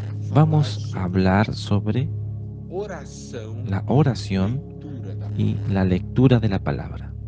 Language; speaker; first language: Spanish; non-native, fluent; Portuguese